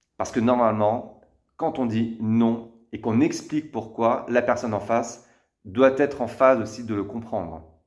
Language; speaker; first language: French; native; French